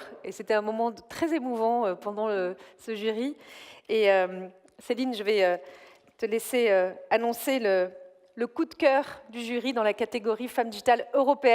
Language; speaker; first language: French; native; French